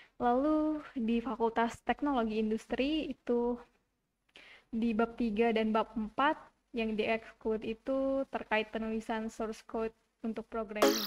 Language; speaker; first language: Indonesian; native; Indonesian